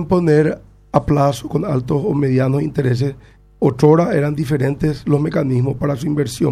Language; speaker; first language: Spanish; native; Spanish